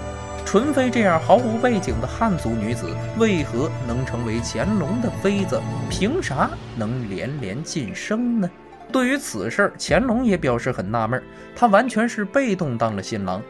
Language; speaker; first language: Chinese; native; Chinese